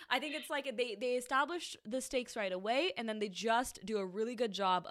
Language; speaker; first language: English; non-native, local second language; Hindi